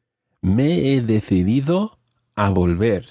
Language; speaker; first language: Spanish; non-native, fluent; English